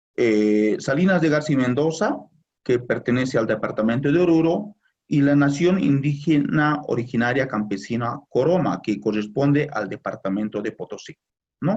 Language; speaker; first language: Spanish; native; Spanish